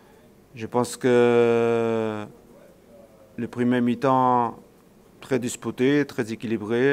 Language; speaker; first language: French; non-native, fluent; Portuguese